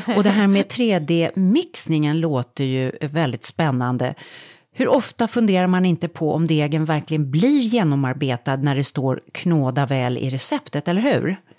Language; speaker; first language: Swedish; native; Swedish